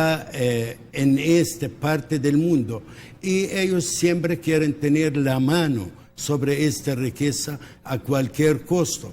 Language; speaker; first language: Spanish; non-native, local second language; Arabic